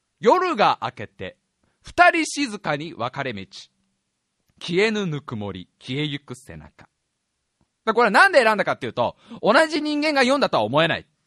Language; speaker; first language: Japanese; native; Japanese